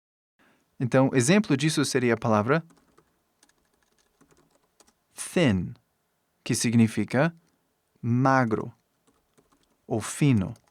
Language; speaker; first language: Portuguese; non-native, fluent; English